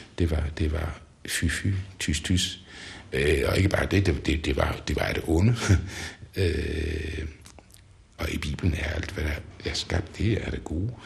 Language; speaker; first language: Danish; native; Danish